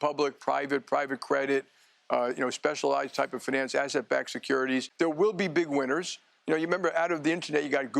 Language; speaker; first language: English; native; English